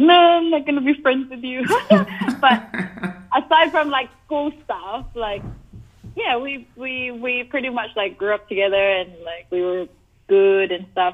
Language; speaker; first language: English; non-native, local second language; Cebuano